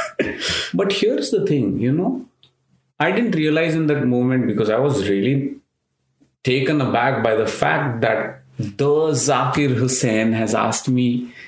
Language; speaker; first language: English; non-native, local second language; Marathi